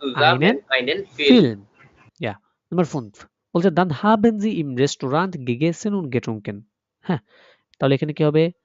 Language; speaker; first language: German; non-native, fluent; Bangla